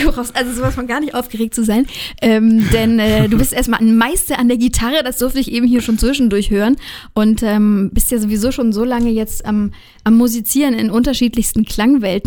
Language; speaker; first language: German; native; German